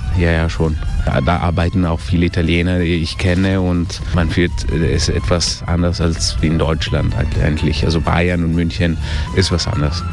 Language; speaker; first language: German; early bilingual, heritage; Italian